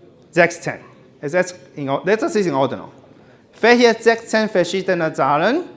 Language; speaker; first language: German; non-native, learner; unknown